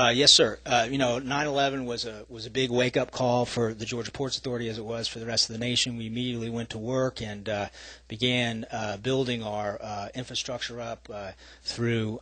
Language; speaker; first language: English; native; English